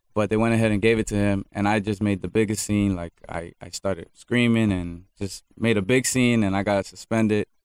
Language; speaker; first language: English; native; English